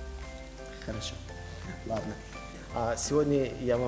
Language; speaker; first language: Russian; non-native, fluent; Tajik